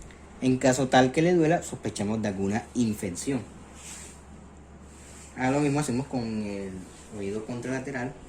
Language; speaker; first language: Spanish; native; Spanish